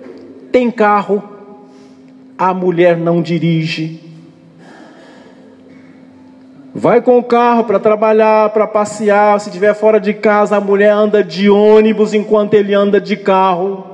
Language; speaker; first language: Portuguese; native; Portuguese